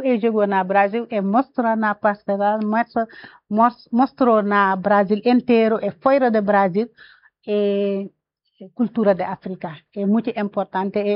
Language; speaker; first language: Portuguese; non-native, learner; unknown